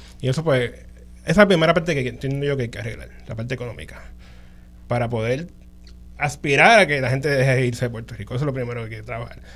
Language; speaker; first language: Spanish; native; Spanish